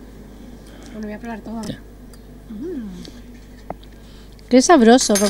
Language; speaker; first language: Spanish; native; Spanish